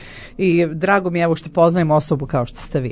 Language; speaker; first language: Croatian; native; Croatian